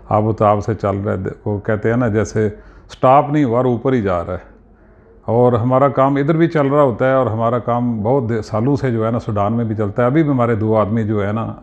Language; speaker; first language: Urdu; non-native, local second language; Punjabi